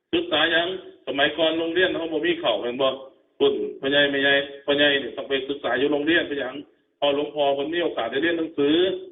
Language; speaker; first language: Thai; native; Thai